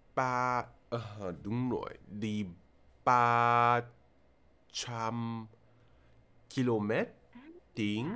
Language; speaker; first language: Vietnamese; non-native, learner; English